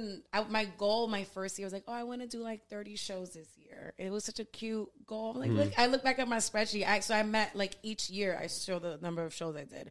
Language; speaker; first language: English; early bilingual, other home language; Spanish